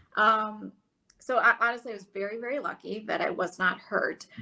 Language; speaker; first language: English; native; English